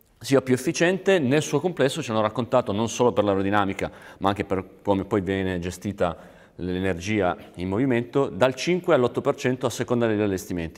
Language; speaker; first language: Italian; native; Italian